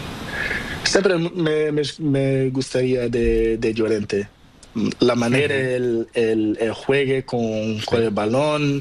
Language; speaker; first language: Spanish; non-native, learner; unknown